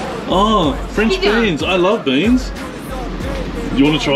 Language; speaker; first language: English; native; English